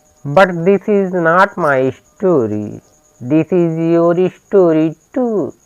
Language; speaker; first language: English; non-native, learner; Hindi